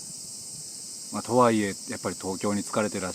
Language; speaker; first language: Japanese; native; Japanese